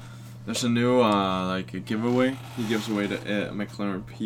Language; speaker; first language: English; non-native, fluent; Danish